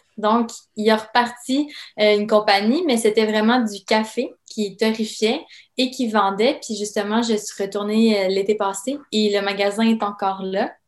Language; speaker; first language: French; early bilingual, other home language; Serbian